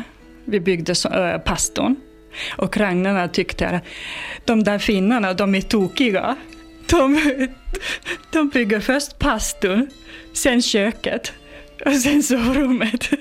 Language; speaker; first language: Swedish; non-native, fluent; Finnish